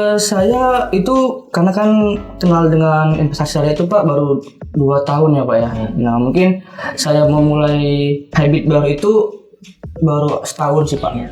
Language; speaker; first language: Indonesian; native; Indonesian